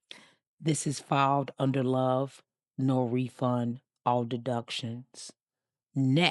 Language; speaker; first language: English; native; English